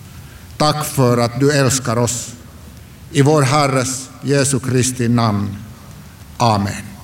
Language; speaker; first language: Swedish; non-native, local second language; Finnish